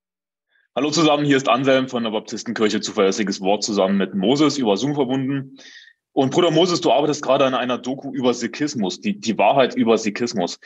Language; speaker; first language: German; native; German